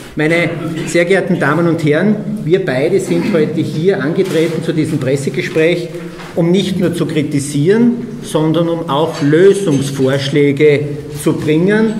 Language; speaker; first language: German; native; German